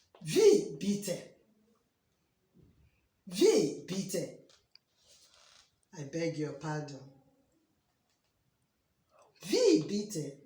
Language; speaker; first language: German; non-native, learner; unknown